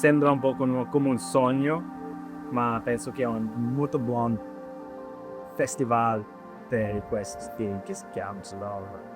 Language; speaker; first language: Italian; early bilingual, heritage; Norwegian